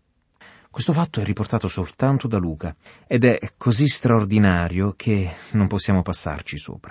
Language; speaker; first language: Italian; native; Italian